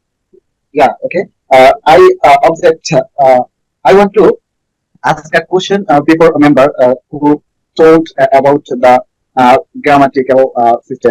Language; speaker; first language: English; non-native, learner; Bangla